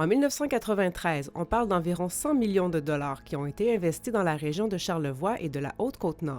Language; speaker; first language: French; native; French